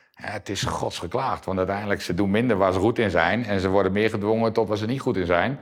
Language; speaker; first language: Dutch; native; Dutch